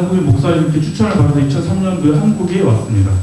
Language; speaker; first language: Korean; native; Korean